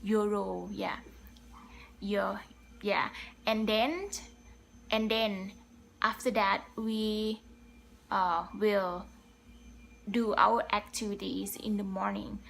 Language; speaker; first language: English; non-native, learner; Thai